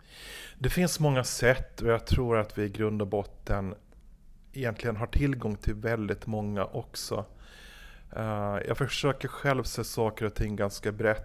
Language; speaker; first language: Swedish; native; Swedish